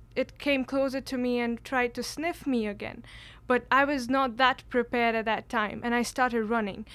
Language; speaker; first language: English; non-native, local second language; Kashmiri